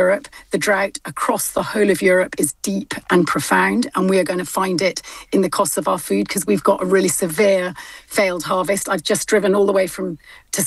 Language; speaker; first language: English; native; English